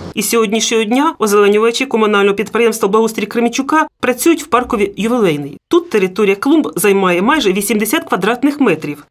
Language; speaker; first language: Ukrainian; native; Ukrainian